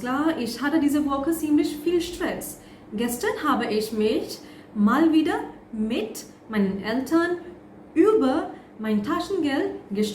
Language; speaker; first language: German; non-native, fluent; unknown